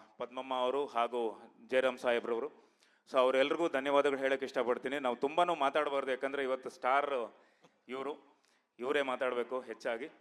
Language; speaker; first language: Kannada; native; Kannada